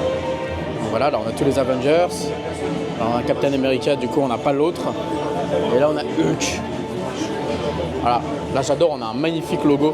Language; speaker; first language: French; native; French